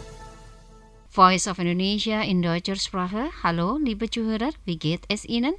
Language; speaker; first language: German; non-native, fluent; Indonesian